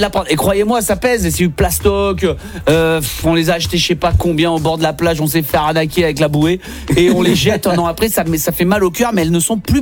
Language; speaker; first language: French; native; French